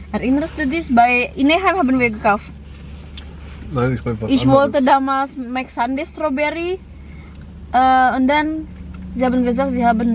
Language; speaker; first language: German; non-native, learner; Indonesian